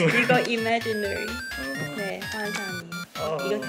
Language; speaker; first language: Korean; non-native, learner; Cantonese